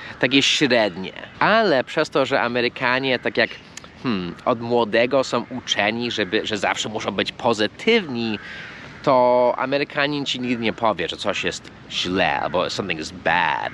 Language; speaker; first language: Polish; non-native, fluent; English